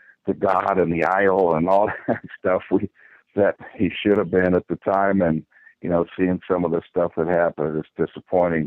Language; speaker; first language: English; native; English